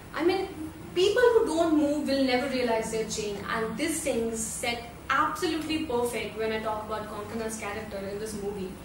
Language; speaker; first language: English; non-native, local second language; Hindi